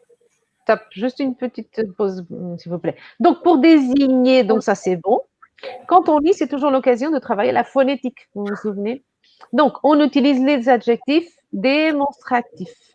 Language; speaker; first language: French; non-native, fluent; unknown